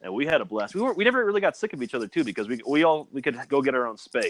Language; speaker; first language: English; native; English